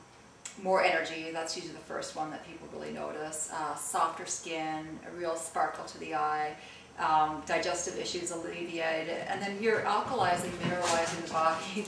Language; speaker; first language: English; early bilingual, other home language; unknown